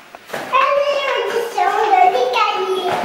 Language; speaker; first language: French; native; French